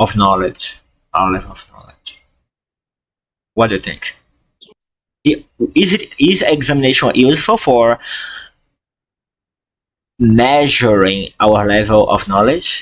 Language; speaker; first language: English; non-native, fluent; Portuguese